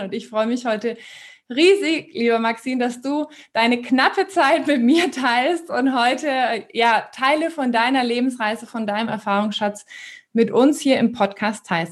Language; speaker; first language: German; native; German